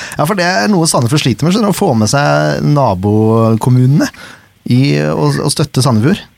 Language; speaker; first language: Norwegian; native; Norwegian